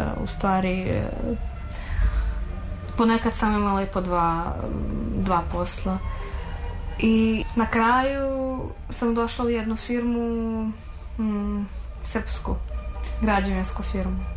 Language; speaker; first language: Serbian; non-native, fluent; Russian